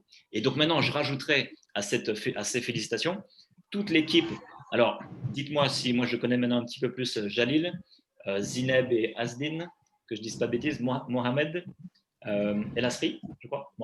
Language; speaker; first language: French; native; French